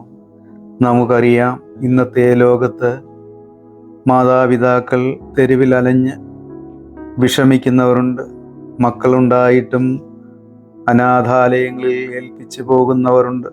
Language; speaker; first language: Malayalam; native; Malayalam